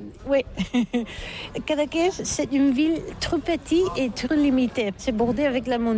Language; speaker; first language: French; non-native, learner; Catalan